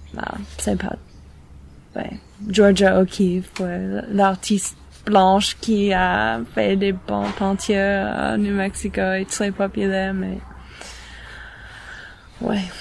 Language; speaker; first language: French; non-native, learner; English